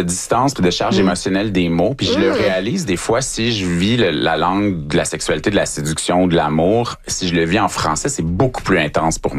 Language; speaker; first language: French; native; French